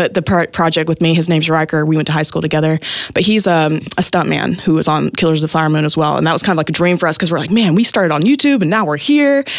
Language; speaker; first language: English; native; English